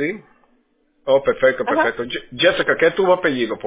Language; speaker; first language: Spanish; early bilingual, heritage; Spanish